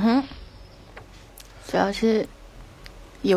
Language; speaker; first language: Chinese; native; Chinese